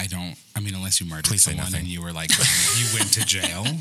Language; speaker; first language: English; early bilingual, other home language; Spanish